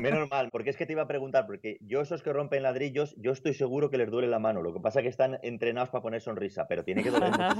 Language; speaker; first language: Spanish; native; Spanish